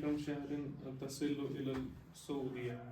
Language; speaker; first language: Arabic; non-native, learner; Urdu